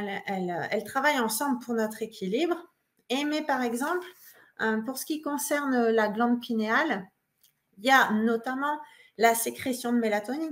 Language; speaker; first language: French; native; French